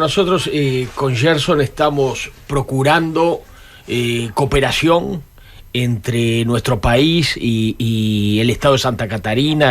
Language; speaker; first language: Spanish; native; Spanish